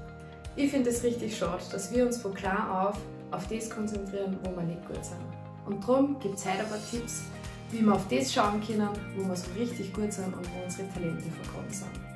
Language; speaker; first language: German; native; German